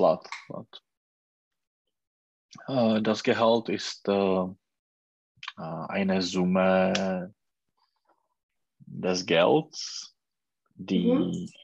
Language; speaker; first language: German; non-native, learner; Czech